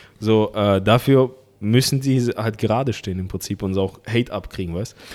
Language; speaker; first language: German; early bilingual, other home language; Russian